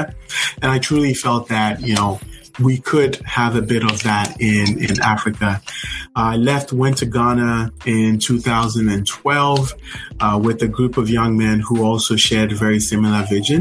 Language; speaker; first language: English; non-native, local second language; Akan